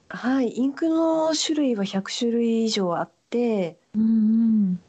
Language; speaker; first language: Japanese; native; Japanese